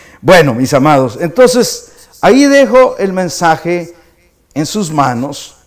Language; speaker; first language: Spanish; native; Spanish